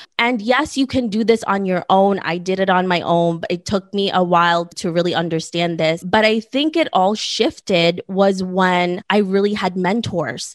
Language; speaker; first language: English; early bilingual, other home language; Filipino